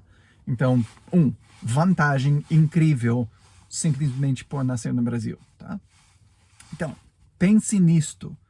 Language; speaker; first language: Portuguese; non-native, fluent; English